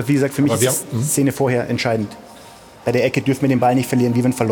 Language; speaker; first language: German; native; German